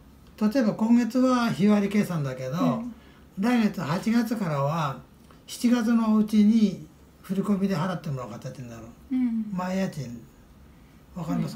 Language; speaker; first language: Japanese; native; Japanese